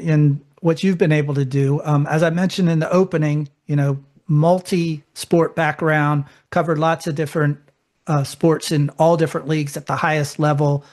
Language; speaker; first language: English; native; English